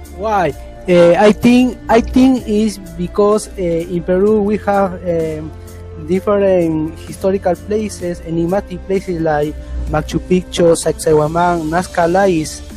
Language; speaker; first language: English; non-native, learner; Spanish